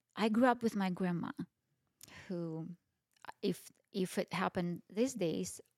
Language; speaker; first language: English; non-native, fluent; Russian